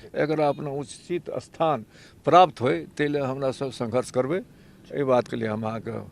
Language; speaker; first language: Maithili; native; Maithili